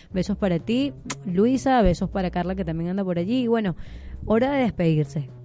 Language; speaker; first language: Spanish; native; Spanish